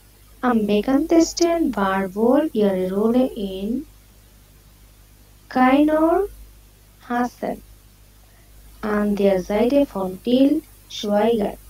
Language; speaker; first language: German; non-native, learner; Bangla